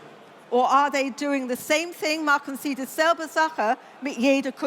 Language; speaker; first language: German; non-native, learner; English